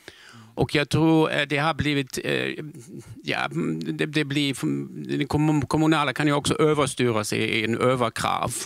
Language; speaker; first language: Swedish; non-native, fluent; German